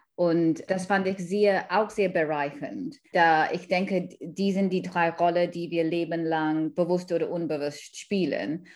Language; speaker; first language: German; non-native, fluent; English